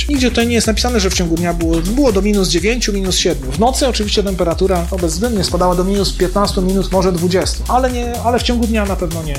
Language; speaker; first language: Polish; native; Polish